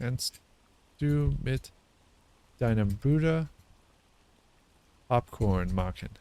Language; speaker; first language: German; non-native, learner; English